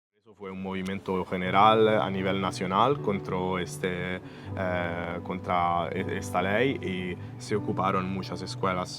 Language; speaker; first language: Spanish; non-native, fluent; Italian